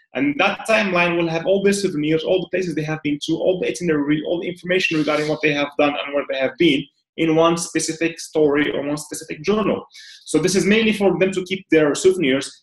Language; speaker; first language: English; non-native, fluent; Arabic